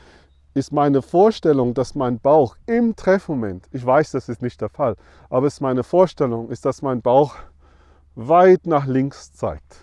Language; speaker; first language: German; non-native, fluent; English